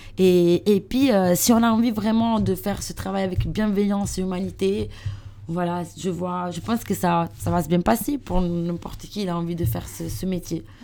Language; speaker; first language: French; non-native, learner; Italian